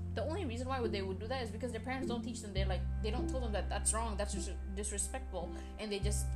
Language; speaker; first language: English; early bilingual, other home language; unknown